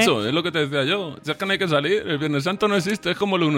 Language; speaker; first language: Spanish; native; Spanish